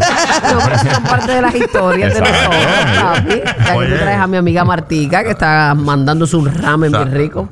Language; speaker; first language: Spanish; native; Spanish